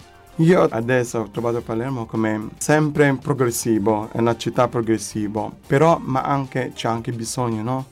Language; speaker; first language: Italian; non-native, learner; Filipino